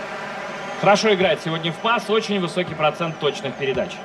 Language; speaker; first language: Russian; native; Russian